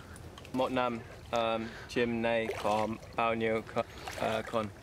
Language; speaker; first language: Vietnamese; non-native, learner; English